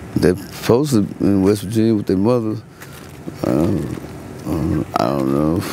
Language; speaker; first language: English; native; English